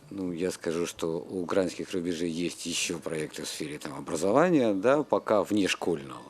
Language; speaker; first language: Russian; native; Russian